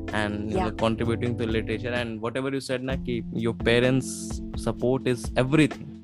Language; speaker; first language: English; non-native, local second language; Hindi